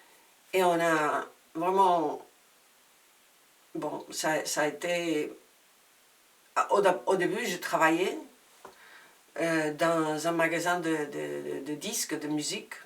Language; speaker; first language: French; non-native, fluent; Spanish